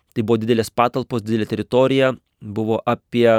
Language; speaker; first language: Lithuanian; native; Lithuanian